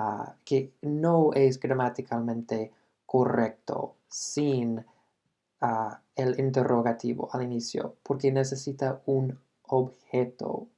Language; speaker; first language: Spanish; non-native, fluent; English